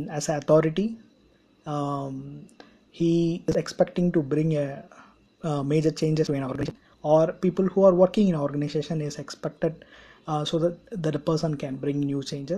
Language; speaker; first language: English; non-native, local second language; Tamil